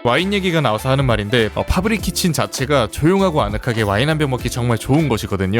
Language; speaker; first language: Korean; native; Korean